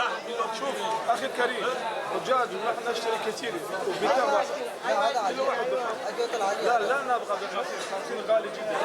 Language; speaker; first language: Arabic; non-native, learner; Tajik